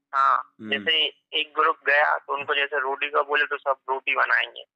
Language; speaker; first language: Hindi; native; Hindi